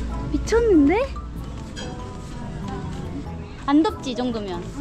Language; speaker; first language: Korean; native; Korean